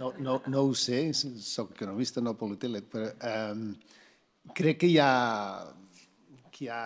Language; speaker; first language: Catalan; non-native, fluent; Dutch